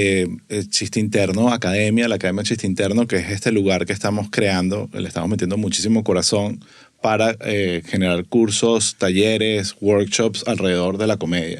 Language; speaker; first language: Spanish; native; Spanish